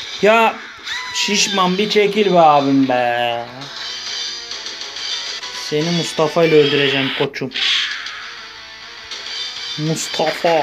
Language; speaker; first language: Turkish; native; Turkish